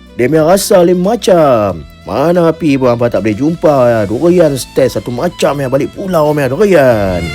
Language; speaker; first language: Malay; native; Malay